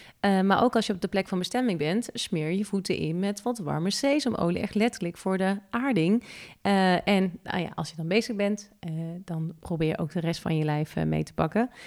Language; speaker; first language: Dutch; native; Dutch